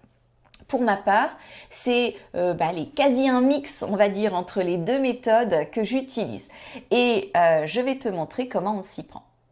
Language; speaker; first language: French; native; French